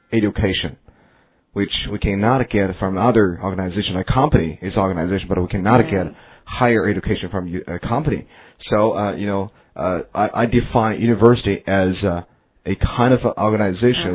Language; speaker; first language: English; non-native, fluent; Chinese